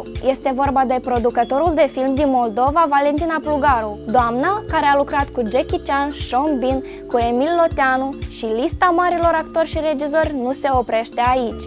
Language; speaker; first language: Romanian; native; Romanian